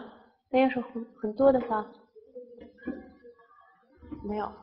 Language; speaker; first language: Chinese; native; Chinese